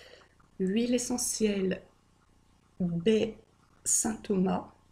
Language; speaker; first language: French; native; French